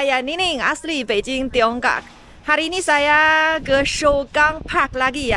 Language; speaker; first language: Indonesian; non-native, fluent; Chinese